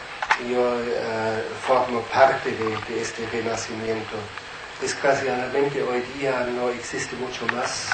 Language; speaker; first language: Spanish; non-native, fluent; German